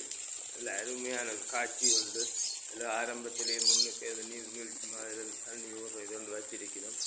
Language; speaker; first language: Tamil; native; Tamil